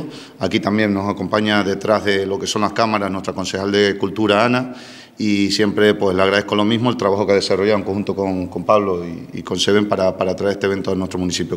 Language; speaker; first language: Spanish; native; Spanish